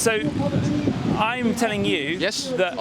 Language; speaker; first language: English; native; English